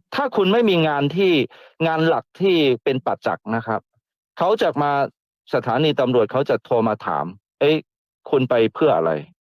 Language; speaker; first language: Thai; non-native, fluent; Chinese